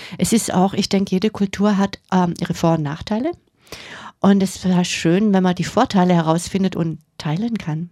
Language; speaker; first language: German; native; German